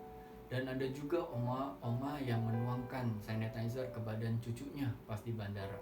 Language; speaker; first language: Indonesian; native; Indonesian